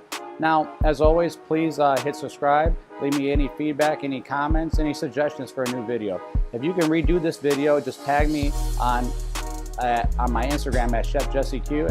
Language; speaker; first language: English; native; English